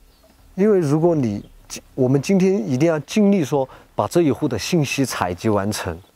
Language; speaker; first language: Chinese; native; Chinese